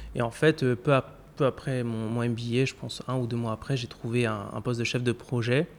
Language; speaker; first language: French; native; French